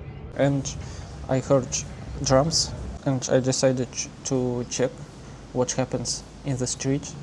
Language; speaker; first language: English; non-native, learner; Russian